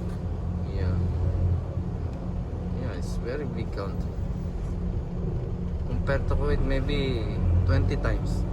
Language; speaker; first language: English; non-native, learner; Filipino